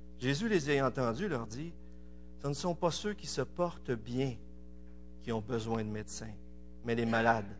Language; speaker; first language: French; native; French